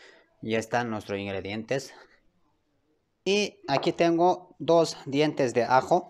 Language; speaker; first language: Spanish; non-native, learner; Turkish